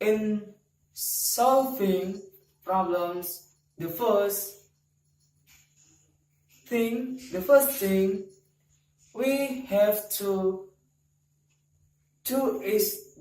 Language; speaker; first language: English; non-native, learner; Indonesian